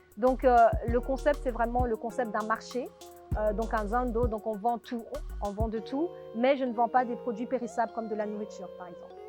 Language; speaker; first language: French; native; French